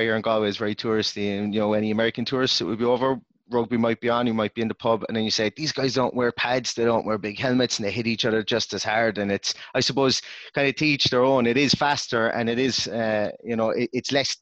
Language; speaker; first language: English; native; English